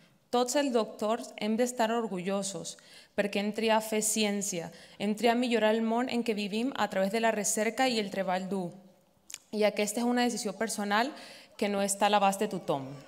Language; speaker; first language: Catalan; non-native, fluent; Spanish